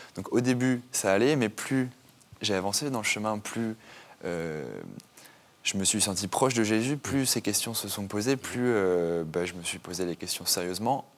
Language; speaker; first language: French; native; French